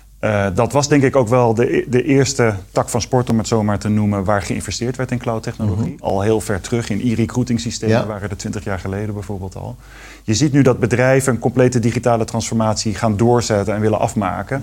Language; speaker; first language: Dutch; native; Dutch